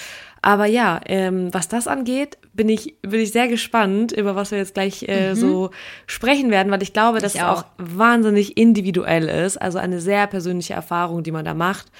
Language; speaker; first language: German; early bilingual, other home language; Russian